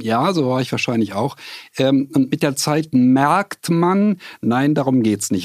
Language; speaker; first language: German; native; German